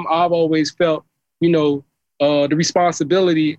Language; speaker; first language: English; native; English